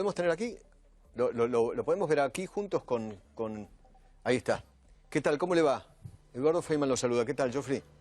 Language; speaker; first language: Spanish; native; Spanish